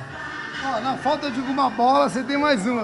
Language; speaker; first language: Portuguese; native; Portuguese